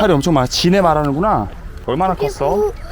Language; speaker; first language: Korean; native; Korean